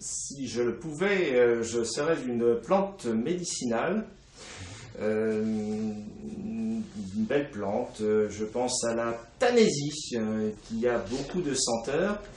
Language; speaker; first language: French; non-native, fluent; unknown